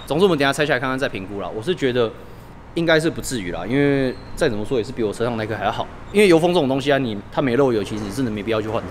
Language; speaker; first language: Chinese; native; Chinese